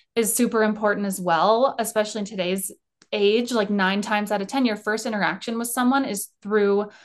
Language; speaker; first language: English; native; English